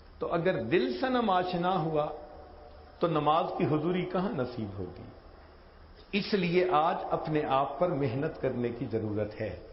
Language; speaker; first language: Urdu; non-native, local second language; Punjabi